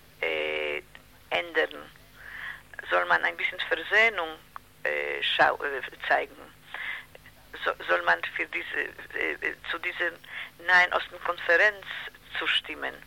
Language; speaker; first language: German; non-native, learner; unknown